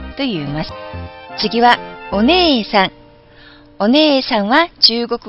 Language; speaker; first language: Japanese; non-native, fluent; Chinese